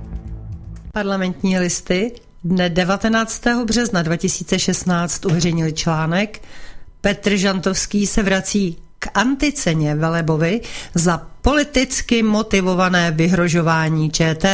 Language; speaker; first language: Czech; native; Czech